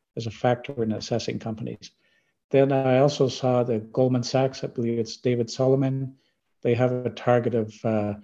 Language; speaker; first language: English; native; English